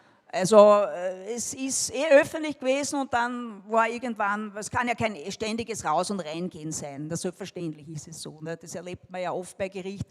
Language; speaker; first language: German; native; German